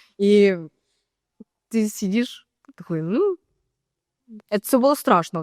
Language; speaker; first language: Ukrainian; native; Ukrainian